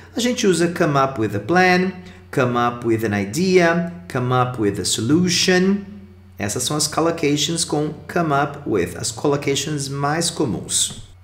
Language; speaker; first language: English; non-native, fluent; Portuguese